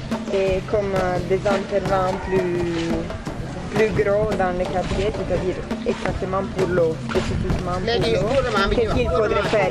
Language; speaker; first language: French; non-native, fluent; Italian